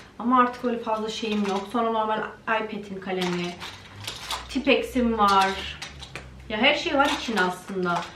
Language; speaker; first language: Turkish; early bilingual, heritage; Turkish